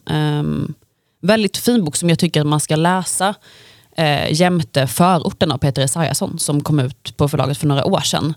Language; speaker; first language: Swedish; native; Swedish